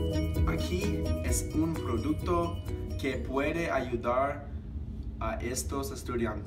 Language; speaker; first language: Spanish; non-native, learner; English